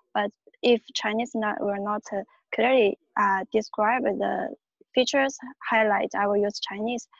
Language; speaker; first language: English; non-native, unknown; Chinese